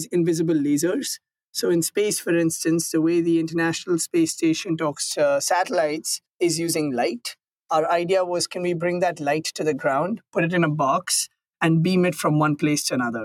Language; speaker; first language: English; non-native, local second language; Hindi